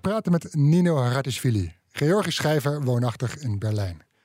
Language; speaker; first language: Dutch; native; Dutch